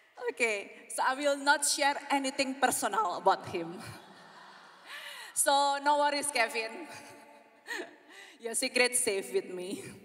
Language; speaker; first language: English; non-native, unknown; Indonesian